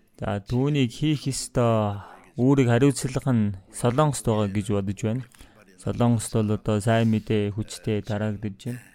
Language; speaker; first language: Mongolian; non-native, fluent; Korean